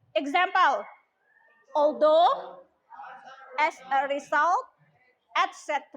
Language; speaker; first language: English; non-native, learner; Indonesian